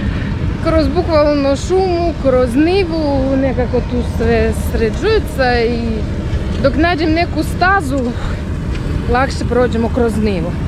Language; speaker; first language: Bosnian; non-native, learner; Ukrainian